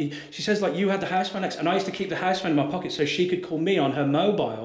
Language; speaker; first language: English; native; English